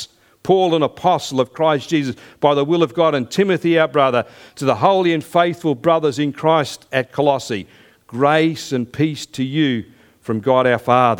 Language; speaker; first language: English; native; English